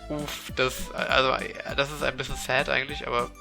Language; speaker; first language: German; native; German